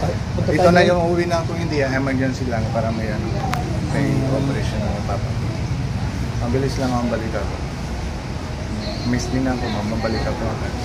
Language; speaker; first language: Filipino; non-native, learner; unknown